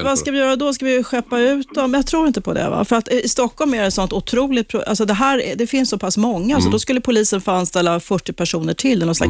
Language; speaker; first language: Swedish; native; Swedish